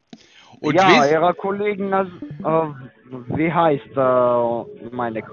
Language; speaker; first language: German; non-native, learner; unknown